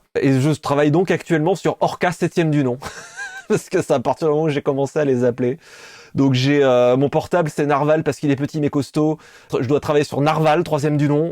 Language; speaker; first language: French; native; French